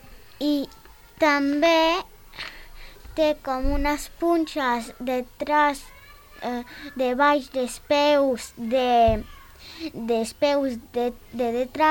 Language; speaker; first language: Catalan; non-native, local second language; Spanish